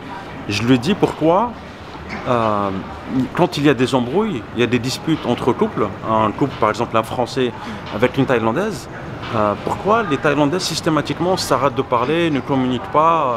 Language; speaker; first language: French; native; French